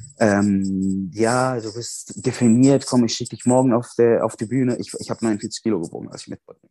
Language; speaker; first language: German; non-native, fluent; Arabic